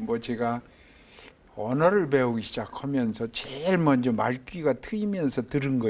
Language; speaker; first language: Korean; native; Korean